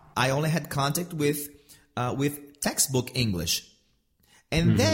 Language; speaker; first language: English; non-native, fluent; Portuguese